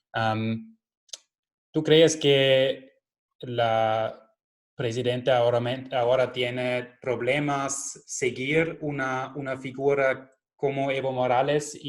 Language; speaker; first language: Spanish; non-native, learner; German